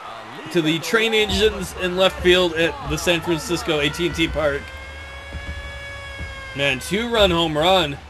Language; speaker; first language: English; native; English